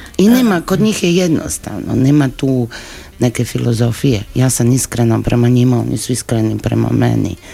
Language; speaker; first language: Croatian; native; Croatian